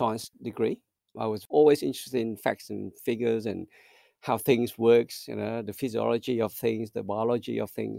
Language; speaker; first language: English; early bilingual, other home language; Vietnamese